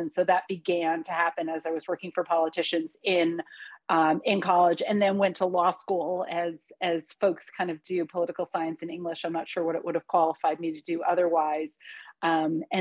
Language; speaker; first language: English; early bilingual, other home language; Hungarian